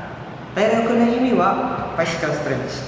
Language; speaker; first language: Japanese; non-native, learner; Indonesian